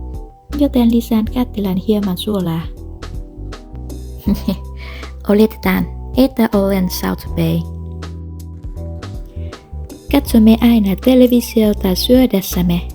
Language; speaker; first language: Finnish; non-native, learner; Vietnamese